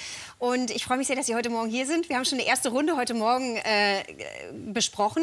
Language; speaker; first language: German; native; German